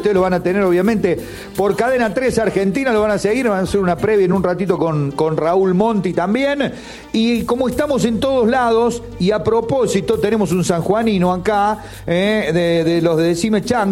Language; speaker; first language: Spanish; native; Spanish